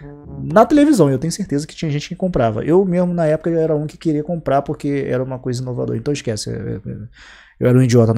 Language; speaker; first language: Portuguese; native; Portuguese